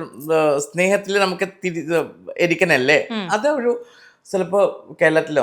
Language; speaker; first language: Malayalam; non-native, learner; Assamese